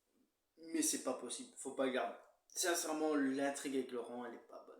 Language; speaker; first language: French; native; French